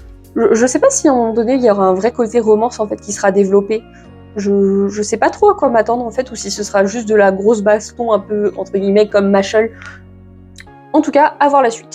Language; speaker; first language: French; native; French